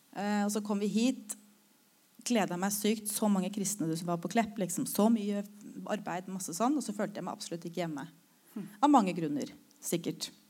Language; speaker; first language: Norwegian; native; Norwegian